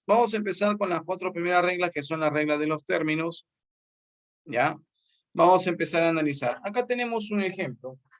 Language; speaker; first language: Spanish; native; Spanish